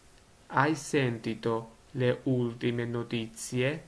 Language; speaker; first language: Italian; non-native, fluent; Georgian